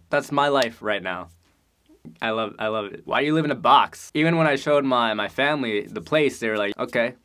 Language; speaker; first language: English; native; English